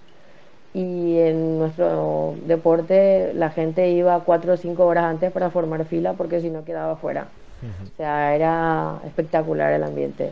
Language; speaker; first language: Spanish; native; Spanish